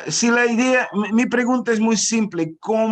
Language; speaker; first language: Spanish; non-native, fluent; Ukrainian